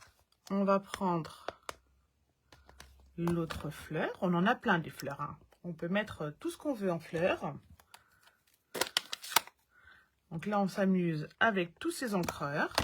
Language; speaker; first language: French; native; French